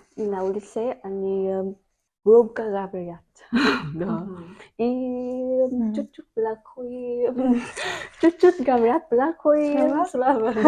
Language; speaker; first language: Russian; non-native, learner; Vietnamese